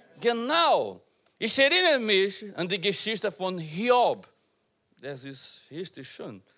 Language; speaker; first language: German; non-native, learner; Portuguese